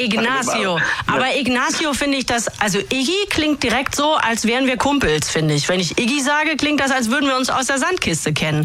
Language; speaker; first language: German; native; German